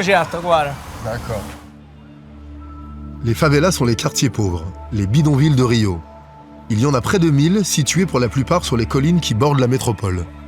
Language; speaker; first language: French; native; French